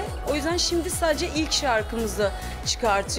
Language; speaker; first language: Turkish; native; Turkish